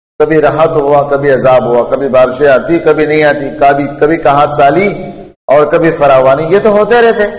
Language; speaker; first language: Urdu; non-native, local second language; Pashto